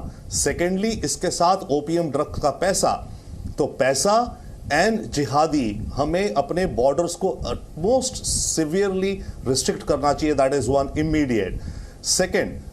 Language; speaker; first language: Hindi; native; Hindi